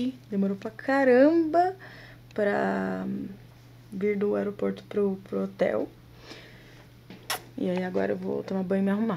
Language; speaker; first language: Portuguese; native; Portuguese